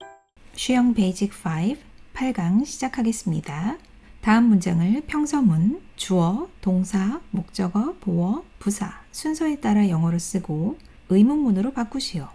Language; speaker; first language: Korean; native; Korean